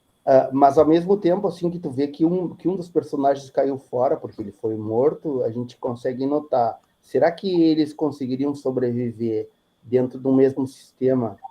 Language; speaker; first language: Portuguese; native; Portuguese